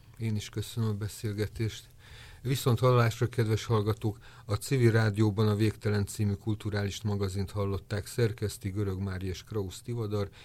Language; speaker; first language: Hungarian; native; Hungarian